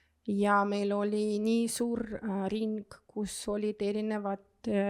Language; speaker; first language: Estonian; non-native, local second language; Russian